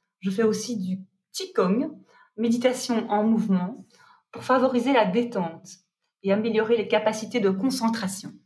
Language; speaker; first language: French; native; French